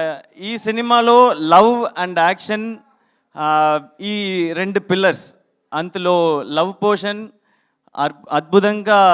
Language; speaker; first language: Telugu; non-native, learner; Tamil